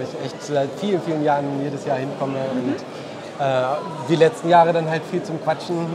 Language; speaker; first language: German; native; German